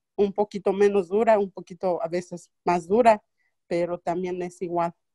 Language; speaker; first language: Spanish; non-native, local second language; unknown